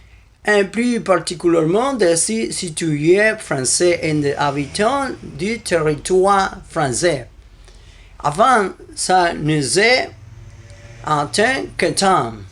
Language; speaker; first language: French; non-native, learner; Spanish